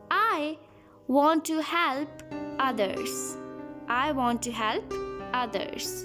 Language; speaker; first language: English; non-native, local second language; Hindi